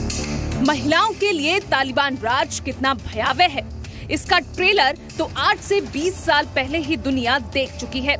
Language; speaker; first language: Hindi; native; Hindi